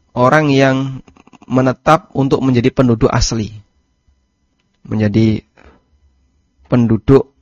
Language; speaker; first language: Indonesian; non-native, local second language; Javanese